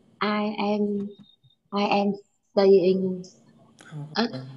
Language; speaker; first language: English; non-native, learner; Vietnamese